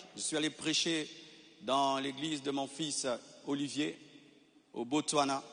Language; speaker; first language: French; non-native, local second language; Lingala